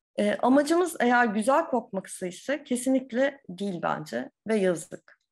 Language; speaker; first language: Turkish; native; Turkish